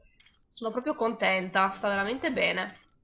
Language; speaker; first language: Italian; native; Italian